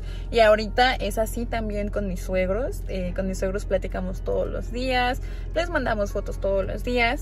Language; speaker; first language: Spanish; native; Spanish